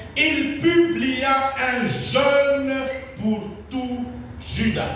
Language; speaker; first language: French; non-native, local second language; Swahili